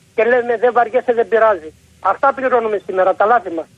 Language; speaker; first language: Greek; native; Greek